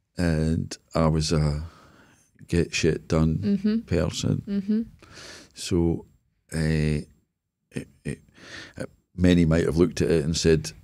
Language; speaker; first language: English; native; English